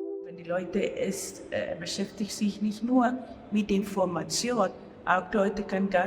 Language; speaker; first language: German; non-native, learner; Spanish